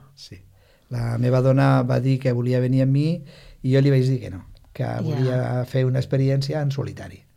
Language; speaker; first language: Catalan; non-native, local second language; Spanish